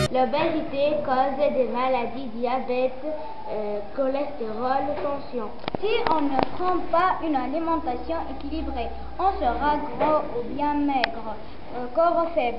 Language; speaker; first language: French; non-native, learner; Arabic